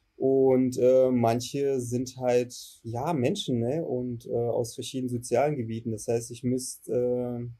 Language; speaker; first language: German; early bilingual, other home language; Russian